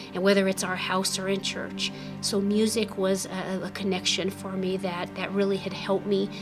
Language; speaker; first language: English; native; English